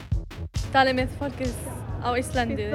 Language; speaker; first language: Icelandic; non-native, learner; Arabic